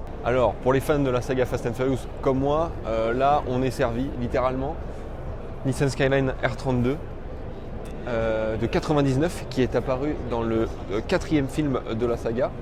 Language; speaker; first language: French; native; French